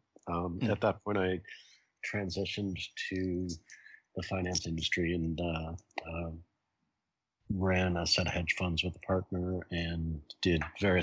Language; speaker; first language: English; native; English